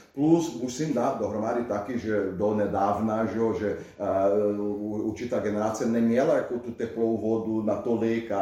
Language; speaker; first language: Czech; non-native, fluent; Portuguese